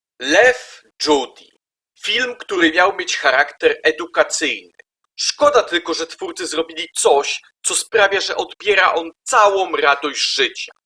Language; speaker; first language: Polish; native; Polish